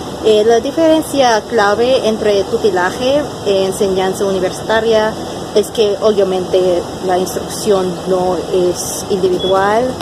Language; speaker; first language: Spanish; non-native, fluent; English